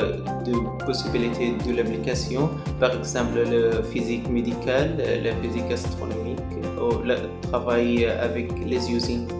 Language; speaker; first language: French; non-native, learner; Arabic